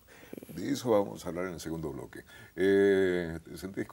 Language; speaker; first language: Spanish; native; Spanish